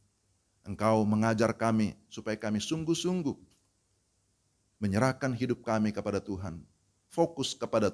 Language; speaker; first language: Indonesian; native; Indonesian